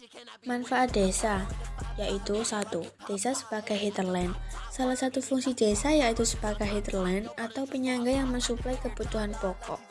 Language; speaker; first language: Indonesian; native; Indonesian